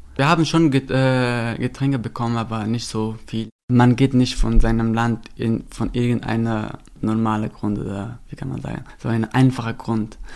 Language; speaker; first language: German; non-native, fluent; Persian